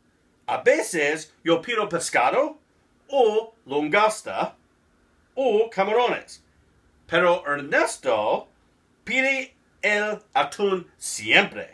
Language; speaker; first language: Spanish; non-native, learner; English